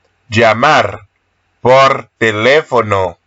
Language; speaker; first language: Spanish; non-native, learner; Haitian Creole